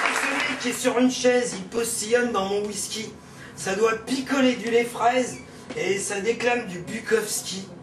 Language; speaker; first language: French; native; French